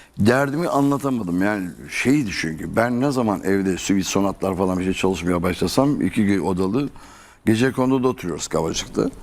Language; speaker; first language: Turkish; native; Turkish